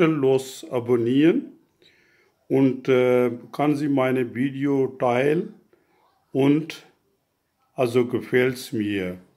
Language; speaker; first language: German; non-native, learner; Urdu